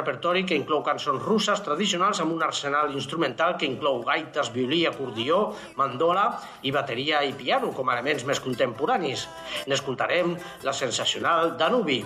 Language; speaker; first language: Catalan; native; Catalan